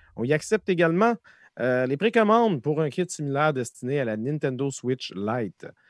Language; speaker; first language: French; native; French